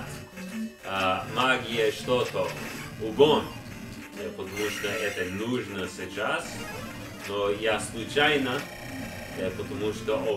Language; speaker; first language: Russian; non-native, learner; English